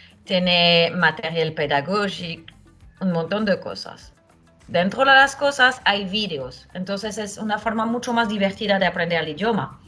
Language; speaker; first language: Spanish; non-native, fluent; French